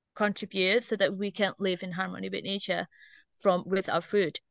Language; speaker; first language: English; non-native, fluent; Indonesian